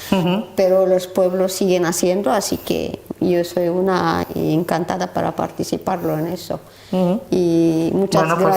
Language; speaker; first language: Spanish; non-native, learner; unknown